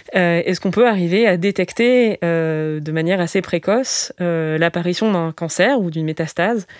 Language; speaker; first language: French; native; French